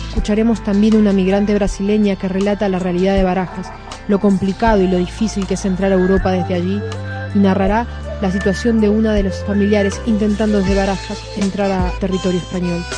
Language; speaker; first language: Spanish; native; Spanish